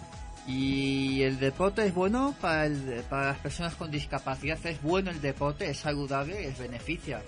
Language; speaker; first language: Spanish; native; Spanish